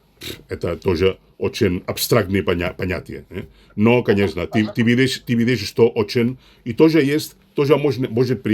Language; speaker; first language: Russian; non-native, fluent; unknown